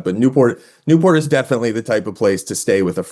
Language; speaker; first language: English; native; English